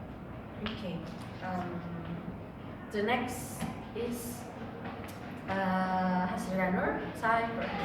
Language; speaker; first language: English; non-native, learner; Indonesian